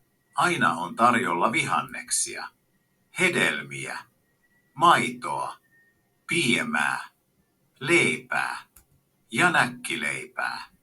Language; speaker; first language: Finnish; non-native, learner; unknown